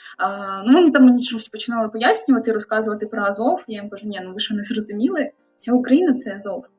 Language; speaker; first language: Ukrainian; non-native, local second language; Russian